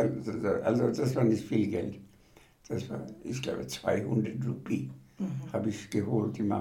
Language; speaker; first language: German; non-native, fluent; Bangla